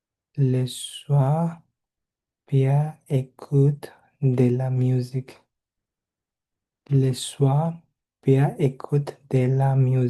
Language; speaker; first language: French; non-native, learner; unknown